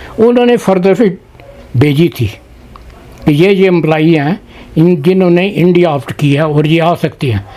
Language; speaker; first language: Urdu; non-native, local second language; Punjabi